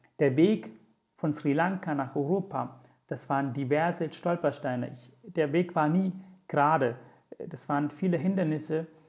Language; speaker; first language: German; non-native, fluent; Tamil